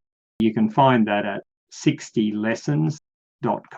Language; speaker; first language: English; native; English